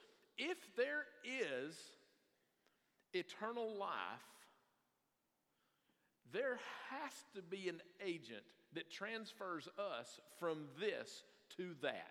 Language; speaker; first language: English; native; English